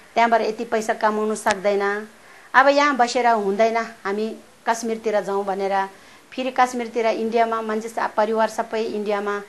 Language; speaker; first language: Nepali; non-native, local second language; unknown